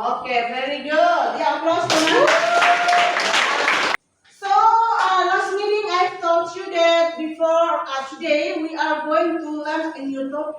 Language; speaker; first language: English; non-native, fluent; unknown